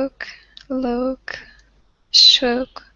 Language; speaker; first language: English; non-native, learner; Russian